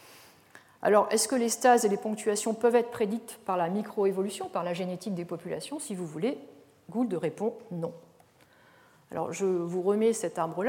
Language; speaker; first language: French; native; French